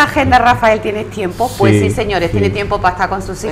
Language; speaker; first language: Spanish; native; Spanish